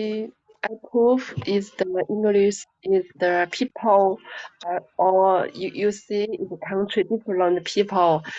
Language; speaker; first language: English; non-native, learner; Chinese